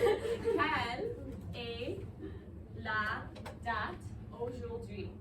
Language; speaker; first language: French; non-native, local second language; English